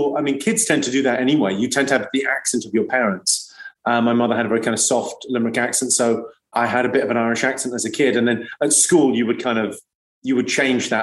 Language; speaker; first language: English; native; English